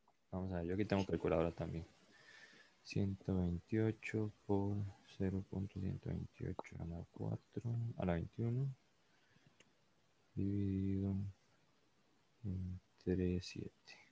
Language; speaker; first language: Spanish; native; Spanish